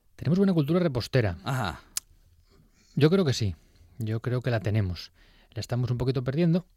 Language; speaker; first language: Spanish; native; Spanish